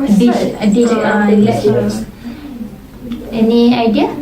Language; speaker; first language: English; non-native, local second language; Malay